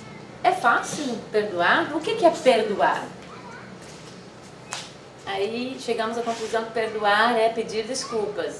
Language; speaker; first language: Portuguese; non-native, fluent; Dutch